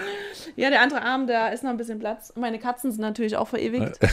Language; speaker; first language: German; native; German